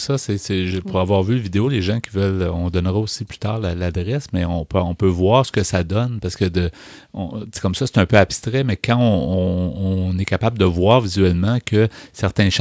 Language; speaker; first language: French; native; French